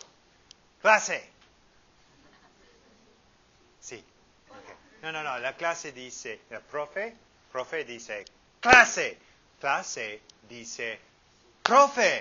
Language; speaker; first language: Spanish; non-native, fluent; English